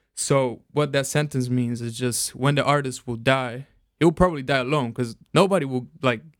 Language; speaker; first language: English; non-native, fluent; Italian